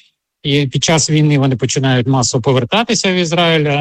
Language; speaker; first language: Ukrainian; native; Ukrainian